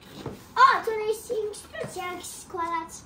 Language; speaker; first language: Polish; early bilingual, heritage; Polish